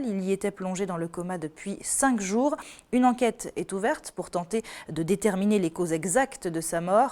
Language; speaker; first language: French; native; French